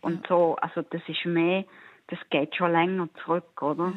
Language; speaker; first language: German; native; German